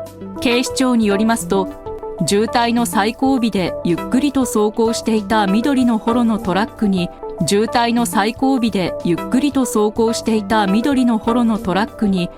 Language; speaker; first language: Japanese; native; Japanese